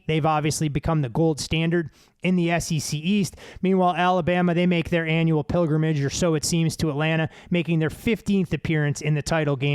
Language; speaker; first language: English; native; English